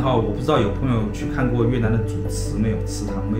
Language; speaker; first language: Chinese; native; Chinese